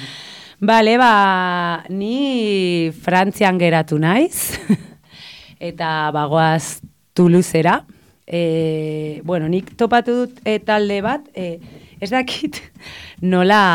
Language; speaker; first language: Basque; non-native, local second language; Spanish